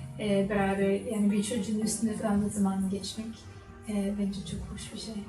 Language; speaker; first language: Turkish; non-native, learner; English